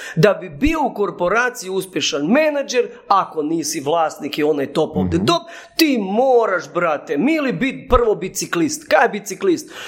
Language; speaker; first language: Croatian; native; Croatian